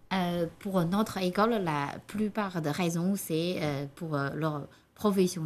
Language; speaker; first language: French; non-native, learner; Chinese